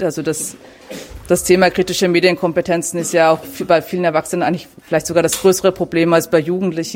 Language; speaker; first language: German; native; German